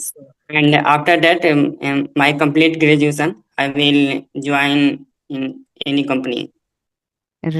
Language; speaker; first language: English; non-native, learner; Hindi